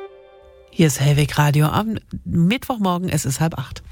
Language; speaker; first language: German; native; German